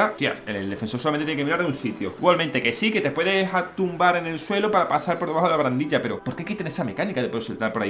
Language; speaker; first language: Spanish; native; Spanish